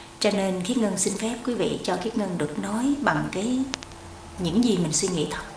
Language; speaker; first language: Vietnamese; native; Vietnamese